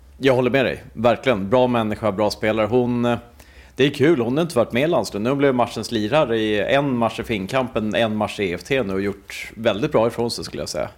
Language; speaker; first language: Swedish; native; Swedish